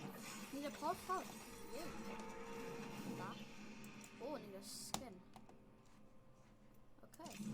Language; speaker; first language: Welsh; non-native, learner; English